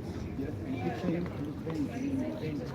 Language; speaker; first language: English; non-native, learner; Ukrainian